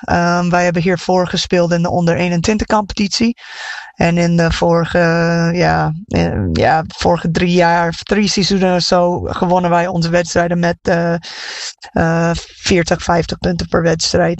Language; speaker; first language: Dutch; non-native, fluent; English